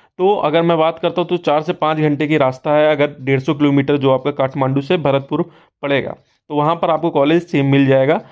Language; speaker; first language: Hindi; native; Hindi